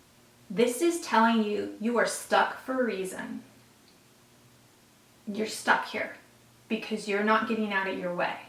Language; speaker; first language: English; native; English